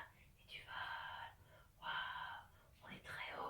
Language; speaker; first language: French; native; French